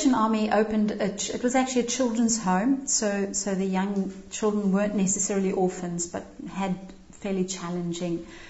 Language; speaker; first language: English; native; English